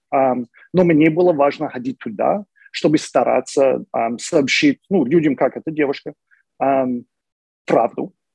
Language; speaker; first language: Russian; non-native, fluent; English